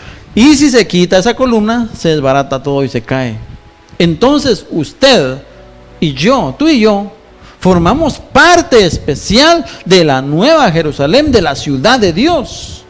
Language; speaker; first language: Spanish; native; Spanish